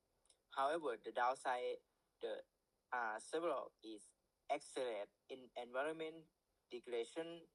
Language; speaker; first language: English; non-native, learner; Thai